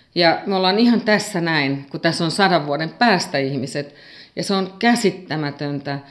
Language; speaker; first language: Finnish; native; Finnish